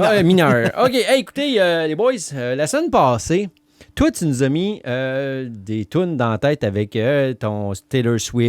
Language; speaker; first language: French; native; French